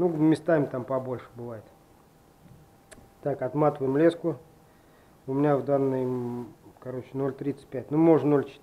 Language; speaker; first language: Russian; native; Russian